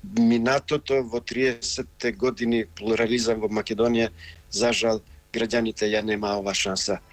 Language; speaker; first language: Macedonian; non-native, local second language; Albanian